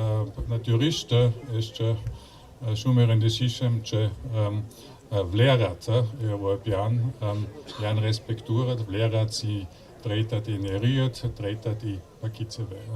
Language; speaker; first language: Albanian; non-native, learner; German